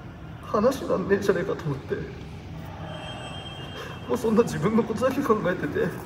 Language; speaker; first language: Japanese; native; Japanese